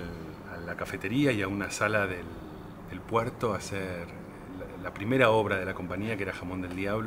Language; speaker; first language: Spanish; native; Spanish